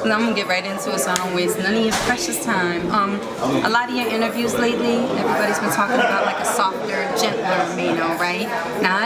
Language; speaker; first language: English; native; English